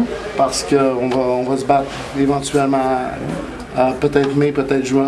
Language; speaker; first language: French; native; French